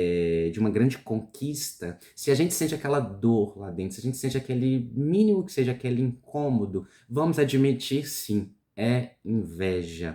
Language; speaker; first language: Portuguese; native; Portuguese